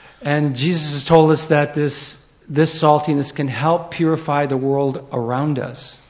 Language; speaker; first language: English; native; English